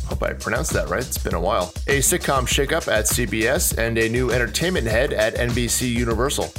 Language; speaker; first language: English; native; English